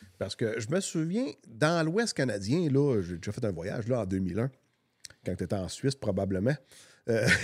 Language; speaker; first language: French; native; French